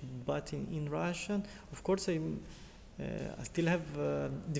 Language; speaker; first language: English; non-native, fluent; Italian